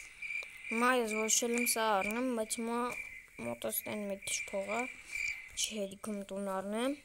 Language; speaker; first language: Armenian; early bilingual, heritage; Armenian